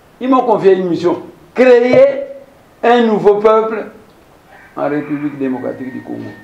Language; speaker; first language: French; non-native, local second language; Kongo